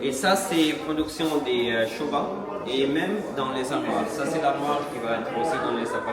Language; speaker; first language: French; non-native, learner; Italian